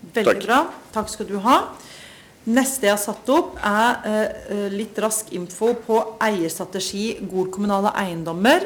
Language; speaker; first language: Norwegian; native; Norwegian